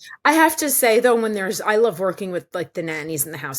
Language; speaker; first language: English; native; English